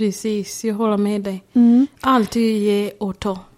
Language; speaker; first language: Swedish; non-native, fluent; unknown